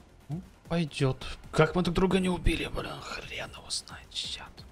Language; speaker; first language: Russian; native; Russian